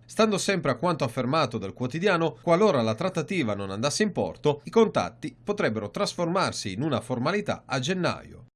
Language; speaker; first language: Italian; native; Italian